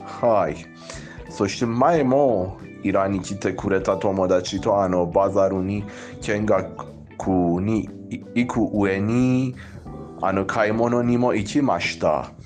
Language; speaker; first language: Japanese; non-native, fluent; Persian